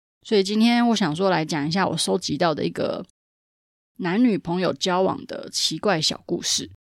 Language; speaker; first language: Chinese; native; Chinese